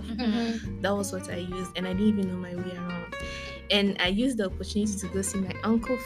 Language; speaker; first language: English; non-native, local second language; Akan